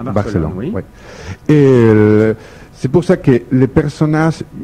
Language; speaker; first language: French; non-native, fluent; Spanish